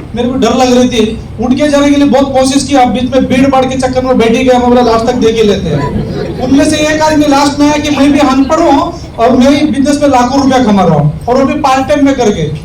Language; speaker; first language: Hindi; non-native, local second language; Kannada